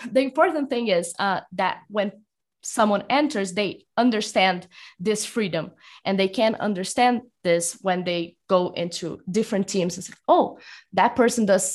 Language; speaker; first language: English; non-native, fluent; Portuguese